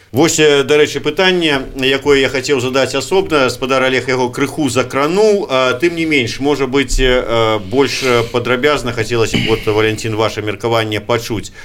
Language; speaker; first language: Belarusian; native; Belarusian